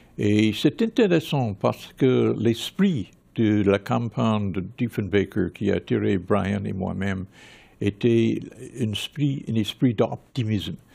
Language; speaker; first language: French; non-native, fluent; English